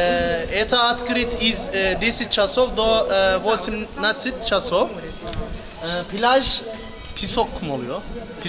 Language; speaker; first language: Russian; non-native, learner; Turkish